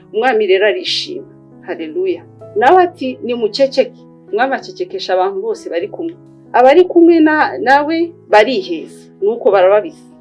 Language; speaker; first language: Kinyarwanda; early bilingual, heritage; Kinyarwanda